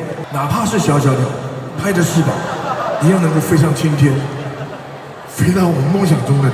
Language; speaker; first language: Chinese; native; Chinese